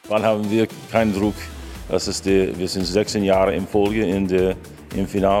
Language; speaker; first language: German; non-native, fluent; English